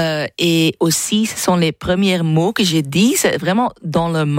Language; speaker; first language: French; non-native, local second language; Dutch